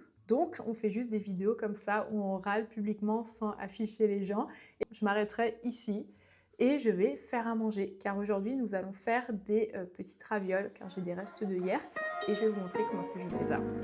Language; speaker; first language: French; native; French